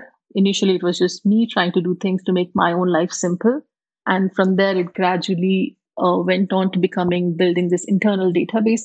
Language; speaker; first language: English; non-native, local second language; Hindi